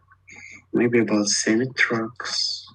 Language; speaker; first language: English; non-native, learner; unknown